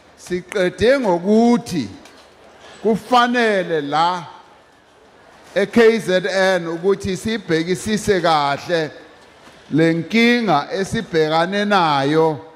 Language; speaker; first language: Zulu; non-native, local second language; Venda